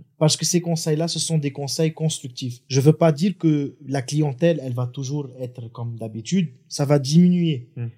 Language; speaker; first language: French; non-native, local second language; Arabic